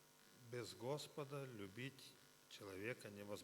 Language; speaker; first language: Russian; native; Russian